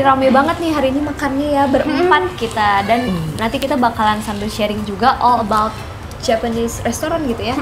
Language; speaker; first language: Indonesian; native; Indonesian